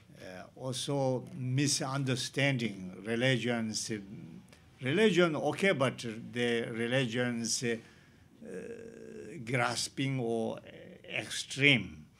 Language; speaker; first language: English; non-native, learner; Tibetan